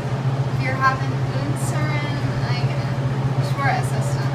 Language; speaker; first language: German; non-native, learner; English